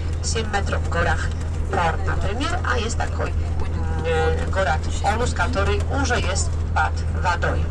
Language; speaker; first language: Russian; non-native, learner; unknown